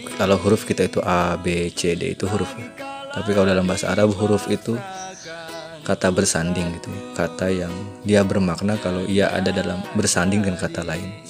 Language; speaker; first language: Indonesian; non-native, local second language; Sundanese